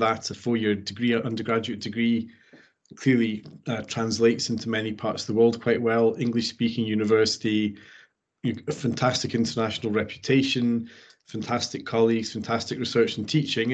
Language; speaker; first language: English; native; English